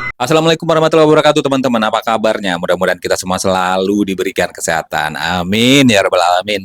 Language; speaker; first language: Indonesian; native; Indonesian